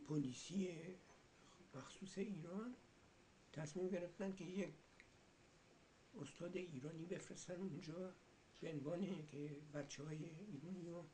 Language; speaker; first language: Persian; early bilingual, heritage; Persian